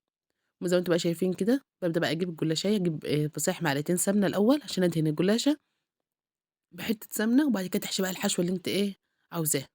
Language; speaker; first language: Arabic; native; Arabic